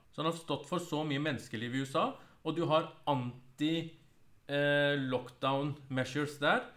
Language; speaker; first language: Norwegian; early bilingual, other home language; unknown